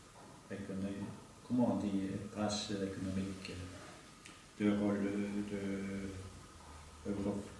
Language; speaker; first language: French; non-native, learner; Norwegian